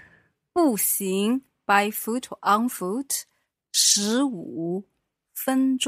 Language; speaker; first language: English; non-native, fluent; Chinese